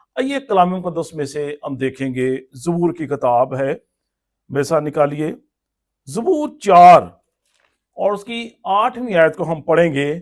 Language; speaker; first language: Urdu; non-native, local second language; Punjabi